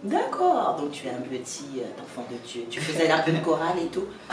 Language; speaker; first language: French; native; French